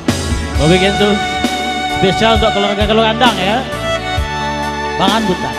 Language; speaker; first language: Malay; non-native, local second language; Minangkabau